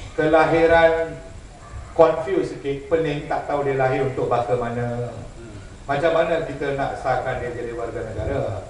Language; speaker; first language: Malay; non-native, local second language; Tamil